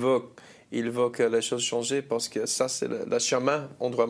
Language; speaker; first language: French; non-native, learner; English